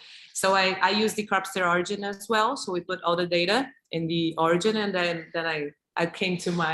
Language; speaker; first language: English; non-native, fluent; Portuguese